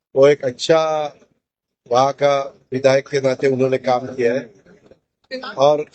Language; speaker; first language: Hindi; non-native, local second language; Marathi